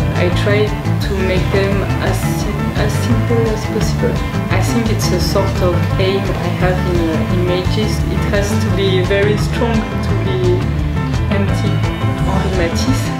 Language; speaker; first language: English; non-native, learner; French